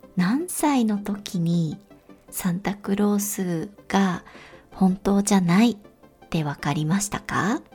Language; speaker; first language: Japanese; native; Japanese